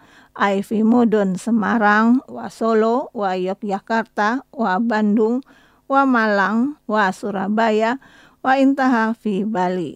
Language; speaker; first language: Arabic; non-native, learner; Indonesian